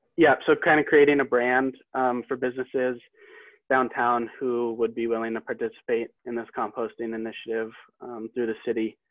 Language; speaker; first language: English; native; English